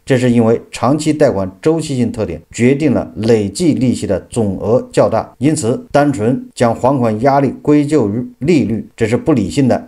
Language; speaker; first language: Chinese; native; Chinese